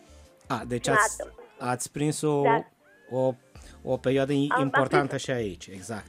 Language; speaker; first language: Romanian; native; Romanian